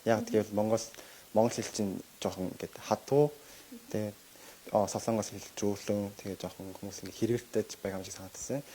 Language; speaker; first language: Mongolian; non-native, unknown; Korean